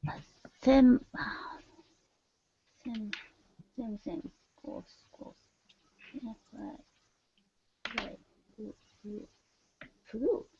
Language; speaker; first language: English; non-native, learner; Japanese